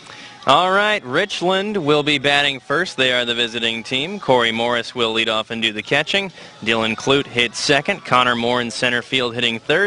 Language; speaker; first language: English; native; English